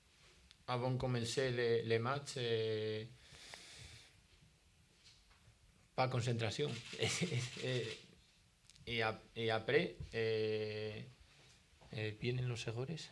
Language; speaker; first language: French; non-native, learner; Spanish